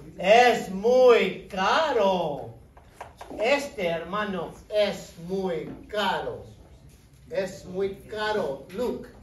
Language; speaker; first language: Spanish; non-native, fluent; English